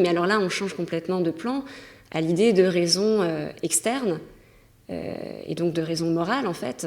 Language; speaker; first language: French; native; French